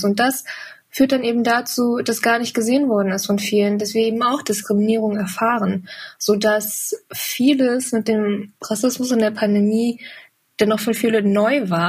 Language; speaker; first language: German; native; German